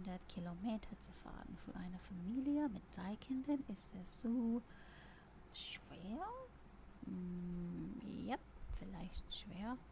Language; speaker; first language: German; non-native, learner; English